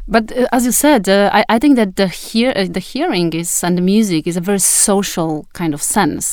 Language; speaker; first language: English; non-native, fluent; Polish